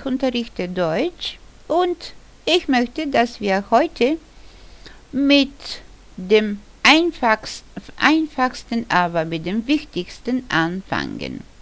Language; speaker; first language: German; non-native, fluent; Bulgarian